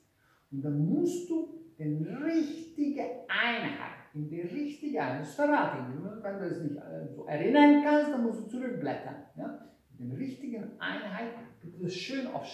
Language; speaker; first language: German; non-native, fluent; Hungarian